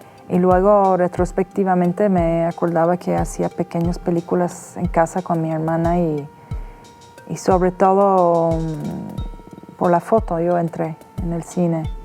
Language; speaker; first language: Spanish; non-native, fluent; Persian